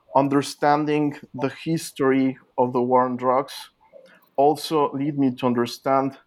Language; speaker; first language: English; non-native, fluent; Spanish